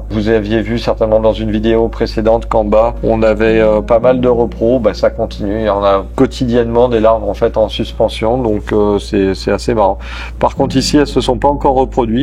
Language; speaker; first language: French; native; French